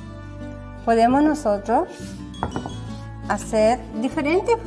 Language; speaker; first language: Portuguese; non-native, learner; Spanish